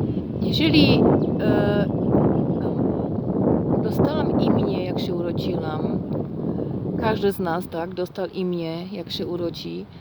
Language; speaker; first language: Polish; non-native, fluent; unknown